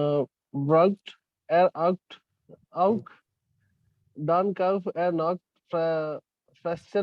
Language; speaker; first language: German; non-native, learner; Hindi